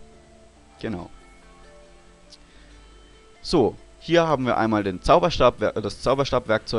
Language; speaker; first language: German; native; German